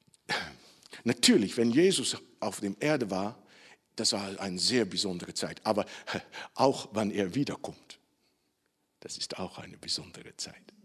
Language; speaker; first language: German; non-native, fluent; Dutch